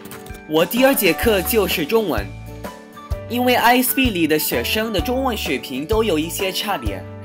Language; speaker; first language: Chinese; non-native, fluent; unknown